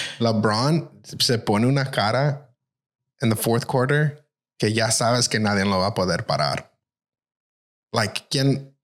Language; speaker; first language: Spanish; early bilingual, heritage; Spanish